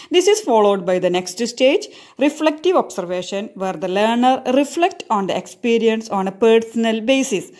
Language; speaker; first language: English; non-native, local second language; Malayalam